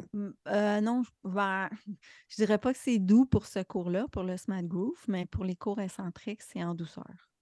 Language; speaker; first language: French; native; French